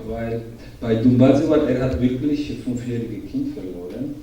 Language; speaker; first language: German; non-native, learner; Georgian